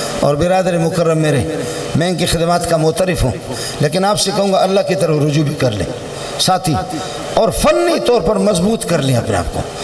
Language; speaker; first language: Urdu; non-native, local second language; Brahui